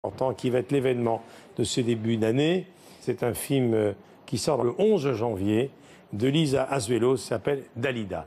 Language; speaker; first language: French; native; French